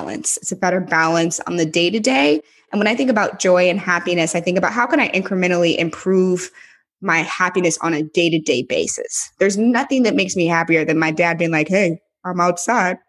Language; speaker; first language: English; native; English